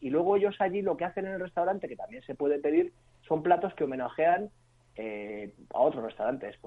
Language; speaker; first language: Spanish; native; Spanish